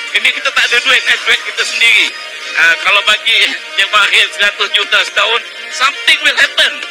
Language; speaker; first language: Malay; native; Malay